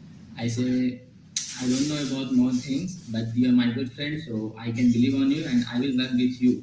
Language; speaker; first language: English; non-native, learner; Hindi